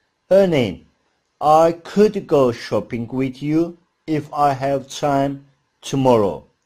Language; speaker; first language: English; non-native, fluent; Turkish